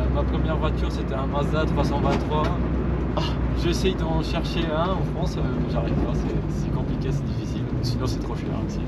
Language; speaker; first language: French; non-native, fluent; Spanish